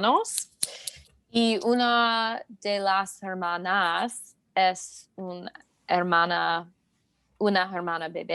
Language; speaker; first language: Spanish; non-native, learner; English